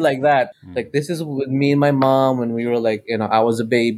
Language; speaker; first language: English; non-native, local second language; Cebuano